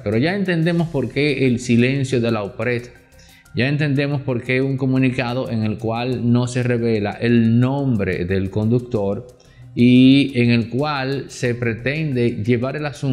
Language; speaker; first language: Spanish; native; Spanish